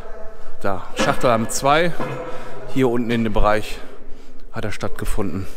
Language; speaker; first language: German; native; German